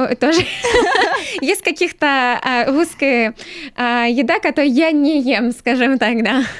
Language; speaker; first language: Russian; non-native, learner; French